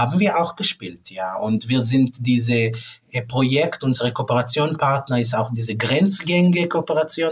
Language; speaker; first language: German; non-native, fluent; Hebrew